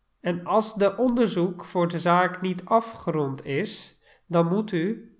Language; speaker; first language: Dutch; non-native, fluent; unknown